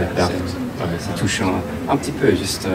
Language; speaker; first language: French; non-native, learner; English